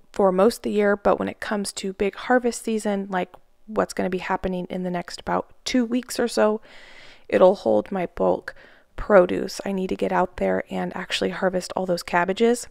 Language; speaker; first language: English; native; English